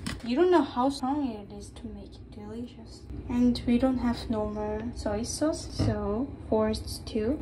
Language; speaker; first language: English; non-native, fluent; Korean